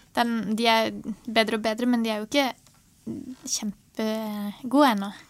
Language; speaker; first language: Norwegian; native; Norwegian